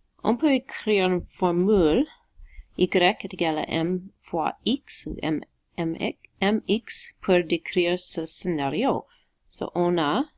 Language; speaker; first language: French; non-native, local second language; English